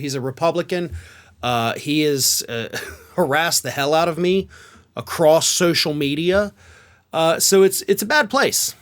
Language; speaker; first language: English; native; English